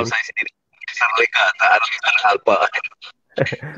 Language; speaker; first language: Malay; native; Malay